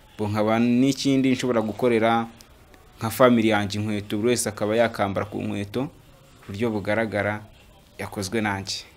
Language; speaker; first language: Kinyarwanda; native; Kinyarwanda